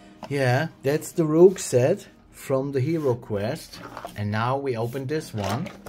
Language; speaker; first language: English; non-native, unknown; German